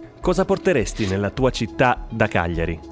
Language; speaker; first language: Italian; native; Italian